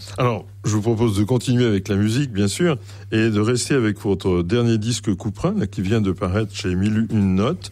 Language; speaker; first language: French; native; French